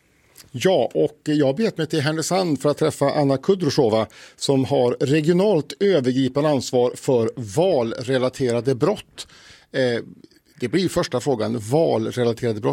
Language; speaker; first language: Swedish; native; Swedish